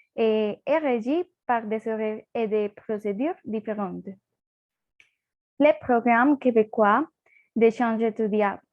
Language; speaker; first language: French; non-native, learner; Spanish